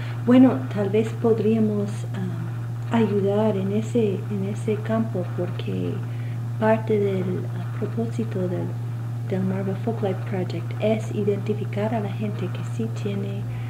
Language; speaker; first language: Spanish; non-native, fluent; English